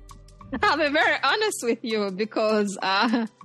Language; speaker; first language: English; non-native, local second language; Nyanja